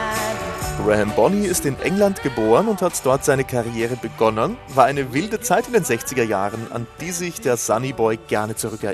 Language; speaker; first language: German; native; German